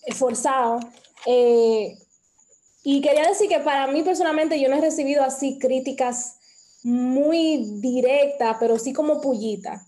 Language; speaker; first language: Spanish; early bilingual, heritage; Spanish